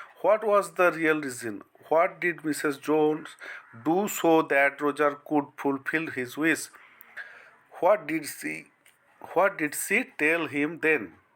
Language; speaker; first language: English; non-native, local second language; Bangla